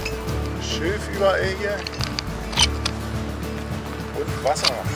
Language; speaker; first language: German; native; German